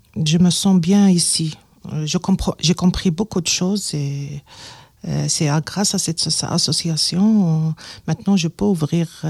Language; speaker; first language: French; non-native, learner; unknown